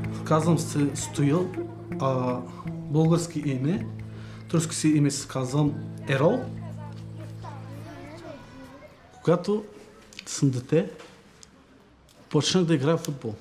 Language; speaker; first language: Bulgarian; non-native, local second language; Turkish